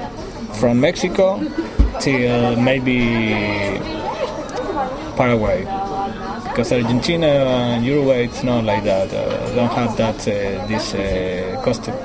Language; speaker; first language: English; non-native, learner; Spanish